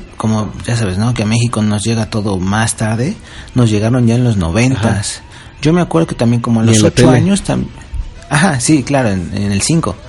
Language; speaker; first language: Spanish; native; Spanish